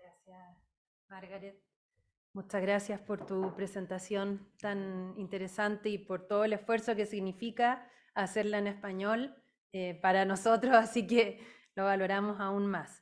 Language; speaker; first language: Spanish; native; Spanish